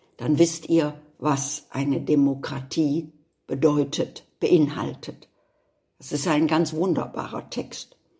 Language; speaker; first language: German; native; German